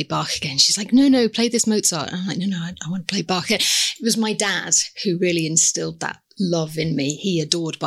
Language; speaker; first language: English; native; English